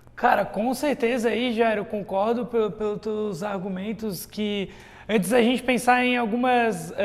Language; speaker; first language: Portuguese; native; Portuguese